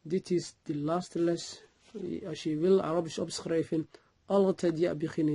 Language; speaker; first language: Dutch; non-native, learner; Somali